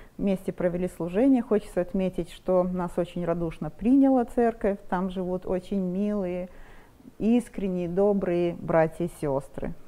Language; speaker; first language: Russian; non-native, local second language; Romanian